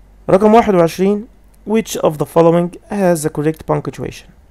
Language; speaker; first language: English; non-native, fluent; Arabic